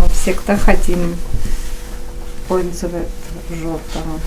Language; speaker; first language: Russian; non-native, fluent; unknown